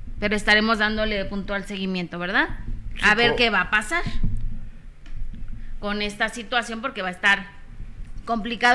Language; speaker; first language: Spanish; native; Spanish